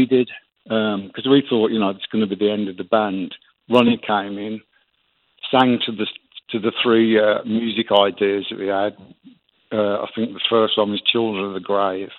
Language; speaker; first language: English; native; English